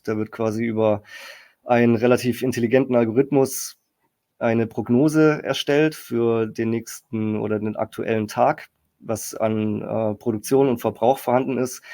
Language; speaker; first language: German; native; German